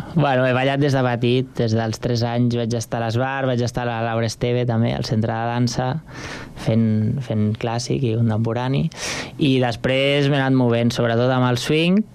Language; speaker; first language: Catalan; native; Catalan